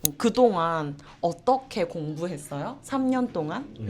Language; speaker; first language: Korean; native; Korean